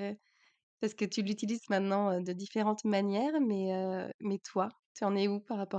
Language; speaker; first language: French; native; French